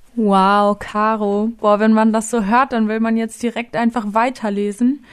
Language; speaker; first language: German; native; German